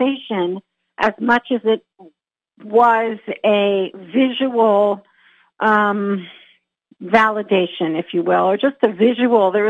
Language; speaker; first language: English; native; English